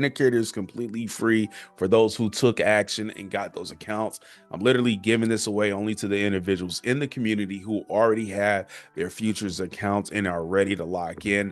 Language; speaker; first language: English; native; English